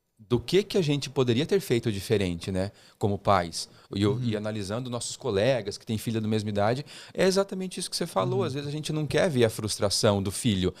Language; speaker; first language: Portuguese; early bilingual, heritage; Portuguese